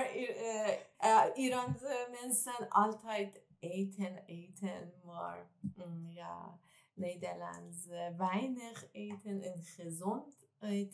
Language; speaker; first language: Dutch; non-native, learner; Persian